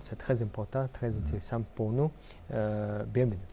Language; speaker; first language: French; non-native, fluent; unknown